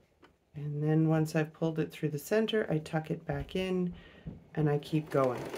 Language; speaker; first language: English; native; English